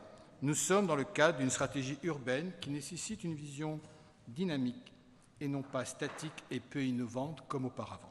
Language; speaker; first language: French; native; French